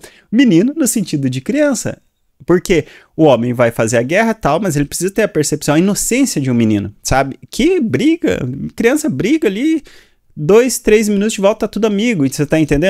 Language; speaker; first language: Portuguese; native; Portuguese